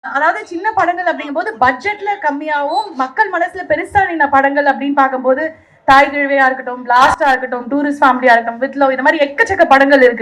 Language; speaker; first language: Tamil; native; Tamil